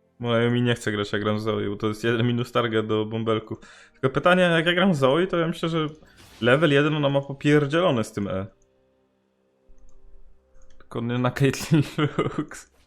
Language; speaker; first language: Polish; native; Polish